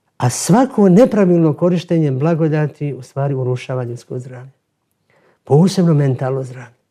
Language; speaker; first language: Bosnian; native; Bosnian